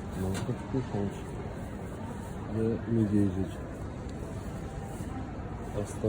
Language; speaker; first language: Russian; non-native, learner; Turkish